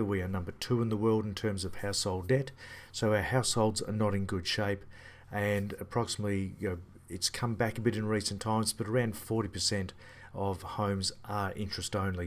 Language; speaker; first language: English; native; English